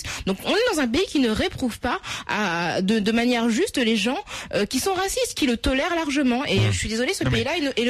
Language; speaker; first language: French; native; French